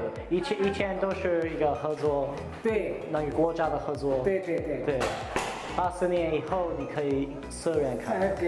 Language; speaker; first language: Chinese; non-native, learner; English